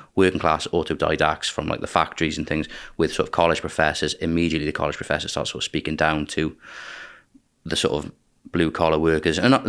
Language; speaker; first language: English; native; English